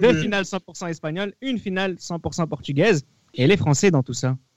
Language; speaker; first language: French; native; French